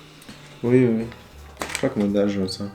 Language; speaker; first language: French; native; French